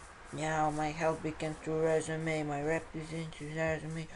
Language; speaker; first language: English; non-native, learner; Lithuanian